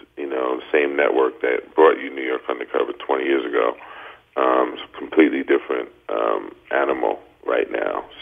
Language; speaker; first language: English; native; English